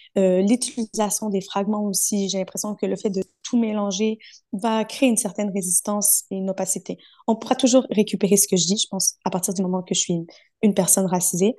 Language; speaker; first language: French; early bilingual, other home language; Arabic